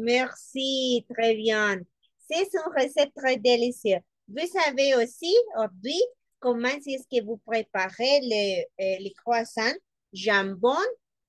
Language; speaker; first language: French; non-native, fluent; Spanish